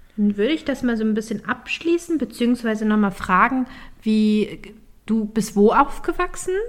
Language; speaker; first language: German; early bilingual, other home language; Turkish